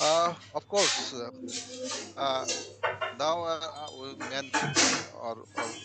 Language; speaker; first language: English; non-native, learner; Bangla